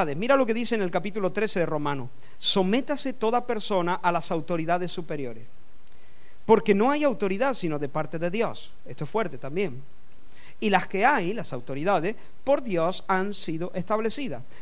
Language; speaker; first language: Spanish; native; Spanish